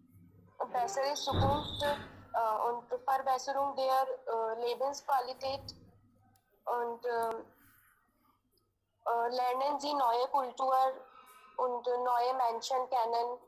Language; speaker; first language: German; non-native, learner; Hindi